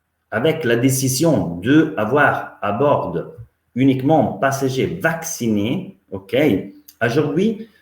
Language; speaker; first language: French; non-native, fluent; Italian